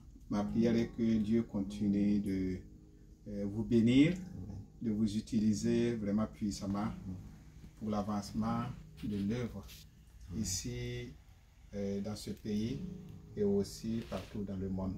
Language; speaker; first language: French; non-native, local second language; Mossi